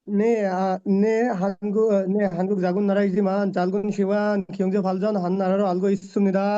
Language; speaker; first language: Korean; non-native, learner; Bangla